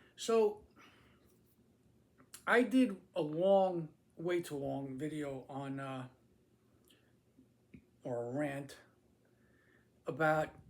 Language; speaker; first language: English; native; English